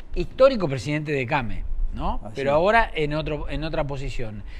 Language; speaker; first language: Spanish; native; Spanish